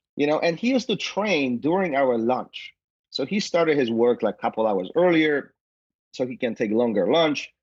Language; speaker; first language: English; non-native, fluent; Polish